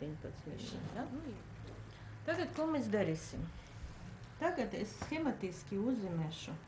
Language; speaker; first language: Latvian; non-native, local second language; Russian